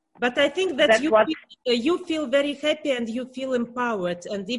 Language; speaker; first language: English; non-native, learner; Russian